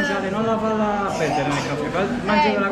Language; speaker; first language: Italian; native; Italian